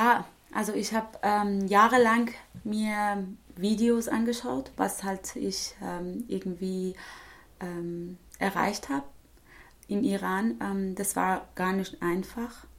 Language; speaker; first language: German; non-native, fluent; Persian